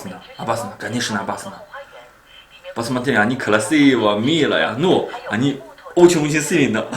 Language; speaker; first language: Russian; non-native, learner; Chinese